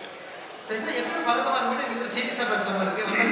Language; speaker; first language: Tamil; native; Tamil